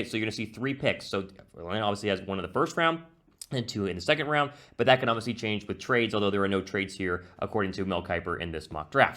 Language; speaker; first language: English; native; English